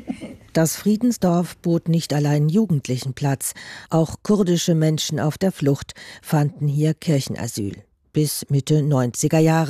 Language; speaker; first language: German; native; German